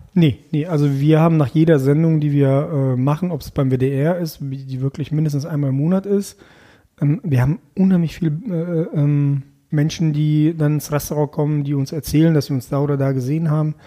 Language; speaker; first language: German; early bilingual, other home language; Russian